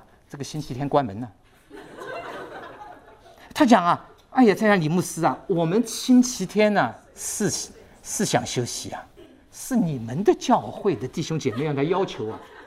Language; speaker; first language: Chinese; native; Chinese